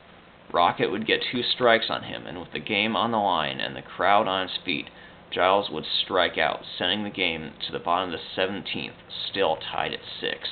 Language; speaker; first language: English; native; English